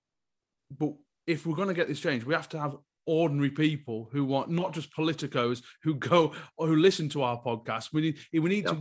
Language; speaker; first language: English; native; English